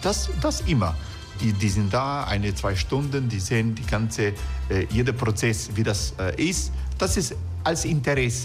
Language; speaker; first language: German; non-native, fluent; Croatian